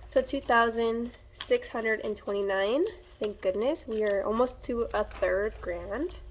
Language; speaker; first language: English; native; English